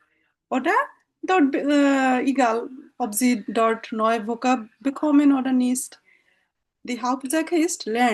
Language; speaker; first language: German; non-native, fluent; Bangla